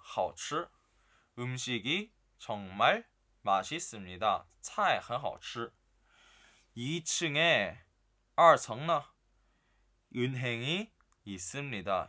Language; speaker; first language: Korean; non-native, fluent; Chinese